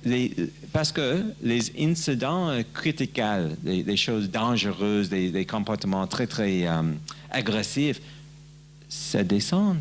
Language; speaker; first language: French; non-native, learner; English